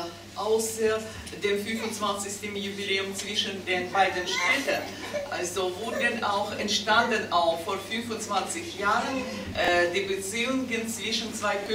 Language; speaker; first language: German; non-native, fluent; Russian